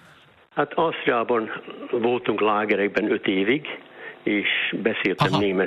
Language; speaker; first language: Hungarian; early bilingual, heritage; Hungarian